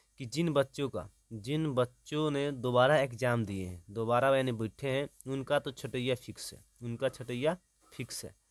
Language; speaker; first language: Hindi; native; Hindi